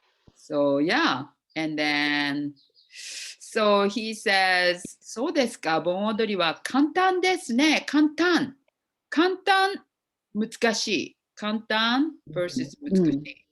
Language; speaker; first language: Japanese; non-native, fluent; English